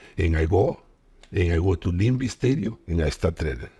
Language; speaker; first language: English; non-native, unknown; Spanish